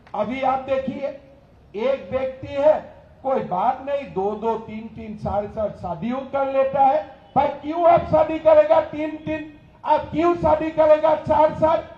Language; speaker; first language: Hindi; non-native, local second language; Assamese